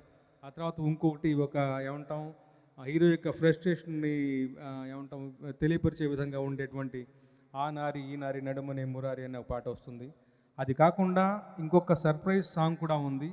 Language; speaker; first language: Telugu; native; Telugu